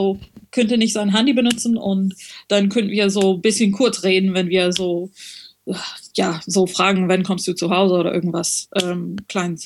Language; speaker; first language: German; non-native, learner; French